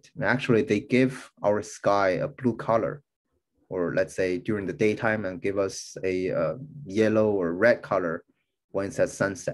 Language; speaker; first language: English; non-native, fluent; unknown